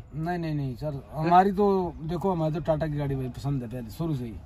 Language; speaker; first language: Hindi; native; Hindi